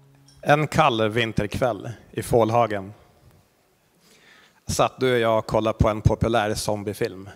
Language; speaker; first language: Swedish; native; Swedish